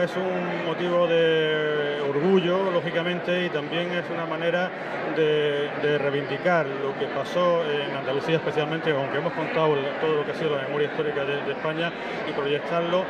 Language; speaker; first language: Spanish; native; Spanish